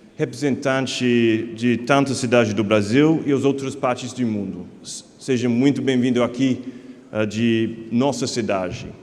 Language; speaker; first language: Portuguese; non-native, fluent; English